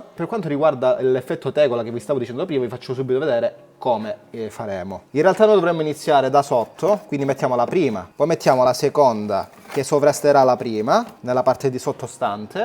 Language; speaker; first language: Italian; native; Italian